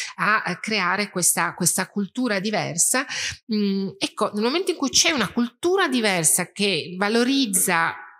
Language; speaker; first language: Italian; non-native, fluent; Persian